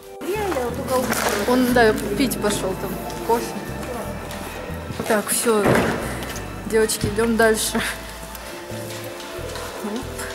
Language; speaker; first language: Russian; native; Russian